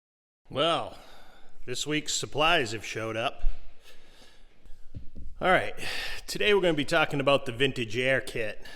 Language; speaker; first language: English; native; English